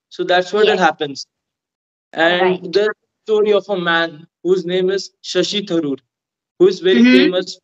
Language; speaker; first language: English; non-native, local second language; Hindi